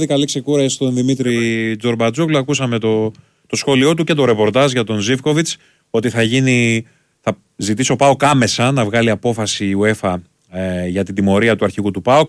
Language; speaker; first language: Greek; native; Greek